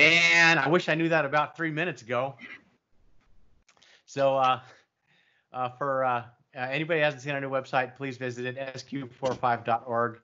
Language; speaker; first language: English; native; English